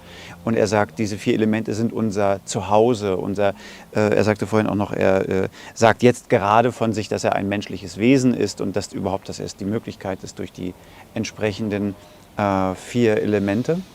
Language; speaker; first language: German; native; German